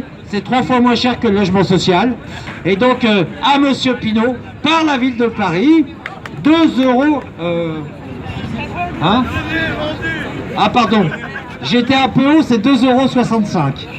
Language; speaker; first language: French; native; French